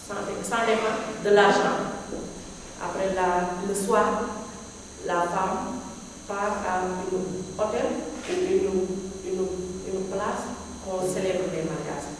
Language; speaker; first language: French; non-native, learner; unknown